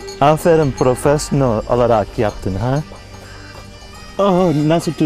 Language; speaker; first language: Turkish; non-native, learner; English